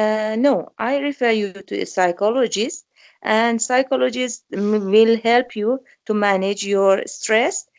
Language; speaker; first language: English; non-native, learner; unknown